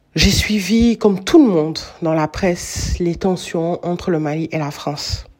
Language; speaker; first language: French; non-native, local second language; Wolof